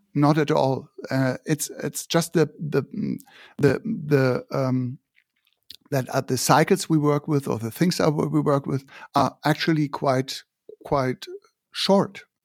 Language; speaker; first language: English; non-native, fluent; German